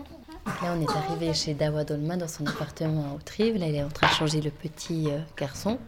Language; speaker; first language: French; native; French